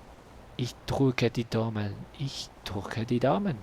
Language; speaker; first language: German; non-native, learner; Spanish